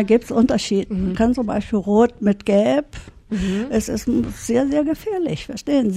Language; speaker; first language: German; early bilingual, heritage; German